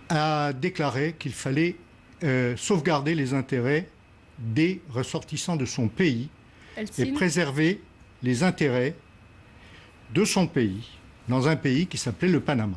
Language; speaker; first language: French; native; French